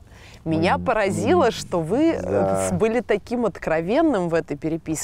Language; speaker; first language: Russian; native; Russian